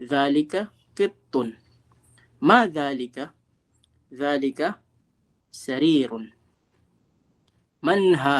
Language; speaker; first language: Arabic; non-native, fluent; Filipino